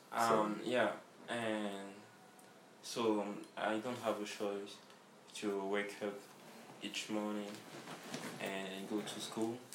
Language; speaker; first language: English; non-native, learner; French